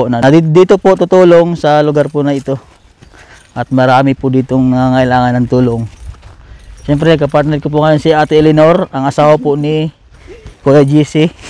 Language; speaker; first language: Filipino; native; Filipino